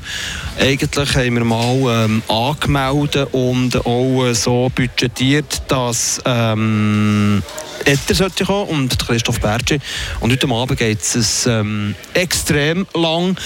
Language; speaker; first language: German; native; German